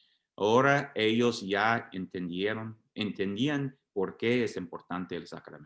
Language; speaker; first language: Spanish; non-native, fluent; English